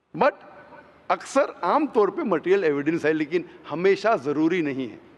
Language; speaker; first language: Hindi; non-native, local second language; Konkani